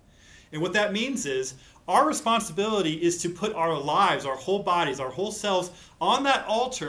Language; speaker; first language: English; native; English